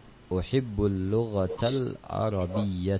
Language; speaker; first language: Arabic; non-native, fluent; Indonesian